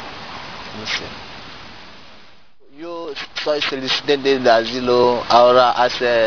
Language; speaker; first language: Spanish; non-native, learner; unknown